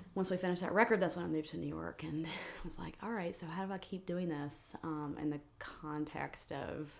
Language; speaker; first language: English; native; English